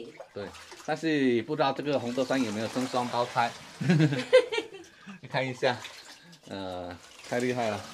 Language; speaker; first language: Chinese; native; Chinese